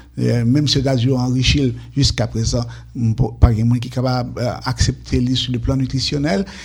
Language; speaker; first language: French; non-native, local second language; Haitian Creole